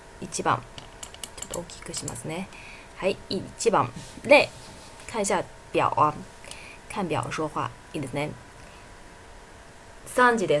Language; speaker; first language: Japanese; non-native, fluent; Chinese